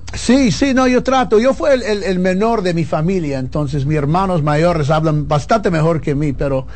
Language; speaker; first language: Spanish; early bilingual, heritage; Spanish